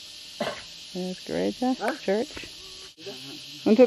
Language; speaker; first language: Indonesian; non-native, learner; English